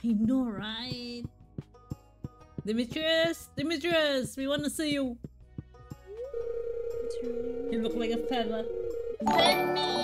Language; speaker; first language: English; non-native, local second language; Malay